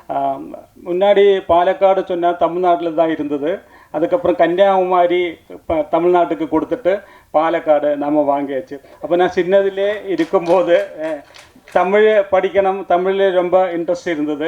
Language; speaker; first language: Tamil; non-native, learner; Malayalam